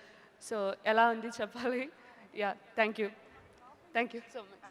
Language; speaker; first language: Telugu; non-native, learner; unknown